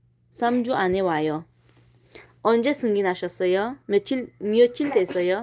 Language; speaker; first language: Korean; non-native, fluent; Tajik